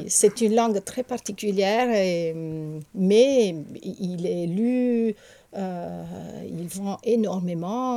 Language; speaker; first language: French; non-native, fluent; Italian